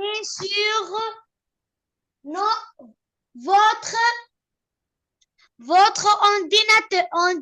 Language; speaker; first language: French; non-native, learner; Arabic